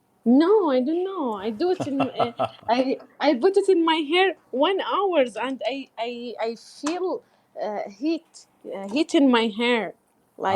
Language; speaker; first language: English; non-native, learner; Arabic